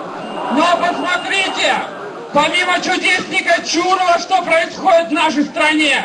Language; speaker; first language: Russian; native; Russian